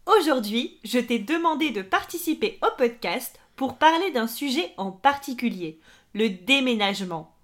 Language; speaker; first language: French; native; French